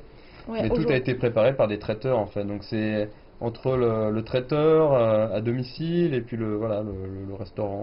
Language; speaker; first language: French; native; French